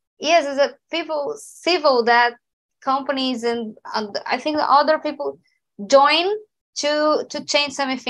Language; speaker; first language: English; non-native, learner; Portuguese